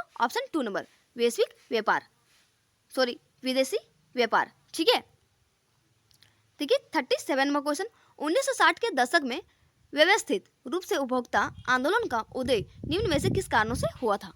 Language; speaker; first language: Hindi; native; Hindi